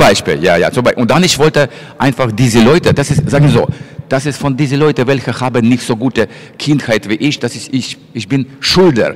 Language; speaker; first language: German; non-native, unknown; Russian